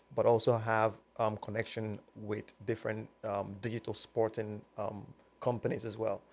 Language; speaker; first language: English; native; English